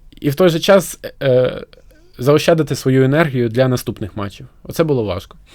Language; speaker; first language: Ukrainian; non-native, local second language; Russian